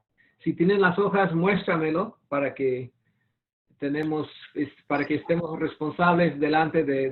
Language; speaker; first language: Spanish; non-native, fluent; English